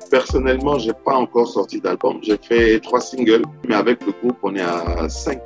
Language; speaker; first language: French; non-native, local second language; Yoruba